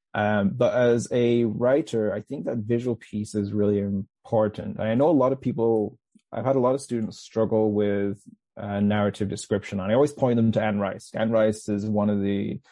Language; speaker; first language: English; native; English